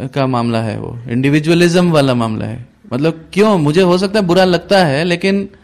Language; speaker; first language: Hindi; native; Hindi